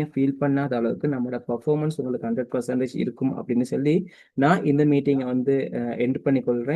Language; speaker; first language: Tamil; native; Tamil